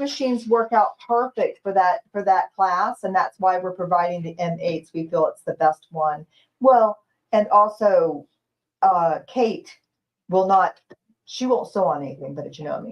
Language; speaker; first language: English; native; English